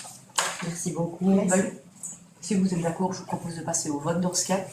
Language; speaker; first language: French; native; French